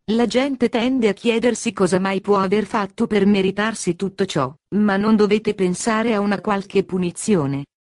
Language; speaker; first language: Italian; native; Italian